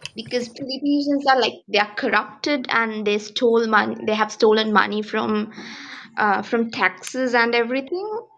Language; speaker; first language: English; non-native, local second language; Sinhala